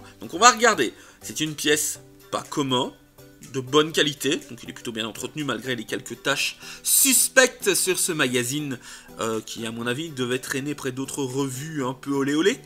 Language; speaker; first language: French; native; French